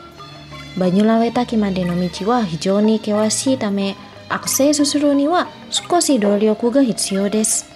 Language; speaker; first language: Japanese; non-native, fluent; Indonesian